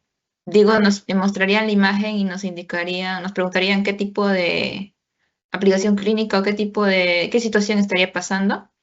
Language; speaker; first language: Spanish; native; Spanish